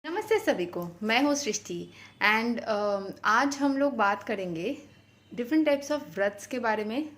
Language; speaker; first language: Hindi; non-native, local second language; Bangla